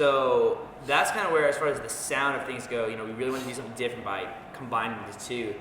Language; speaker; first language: English; native; English